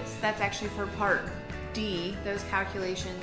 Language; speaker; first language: English; native; English